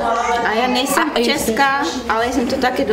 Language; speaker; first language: Czech; non-native, learner; German